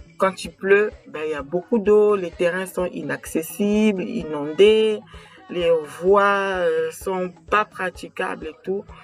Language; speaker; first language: French; non-native, local second language; Kongo